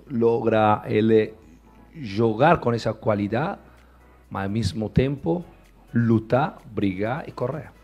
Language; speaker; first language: Portuguese; non-native, fluent; Spanish